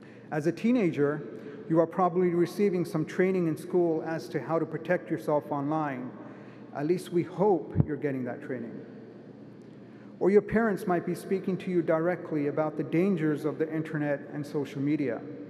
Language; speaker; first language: English; native; English